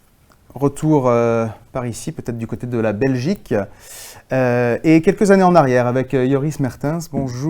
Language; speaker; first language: French; native; French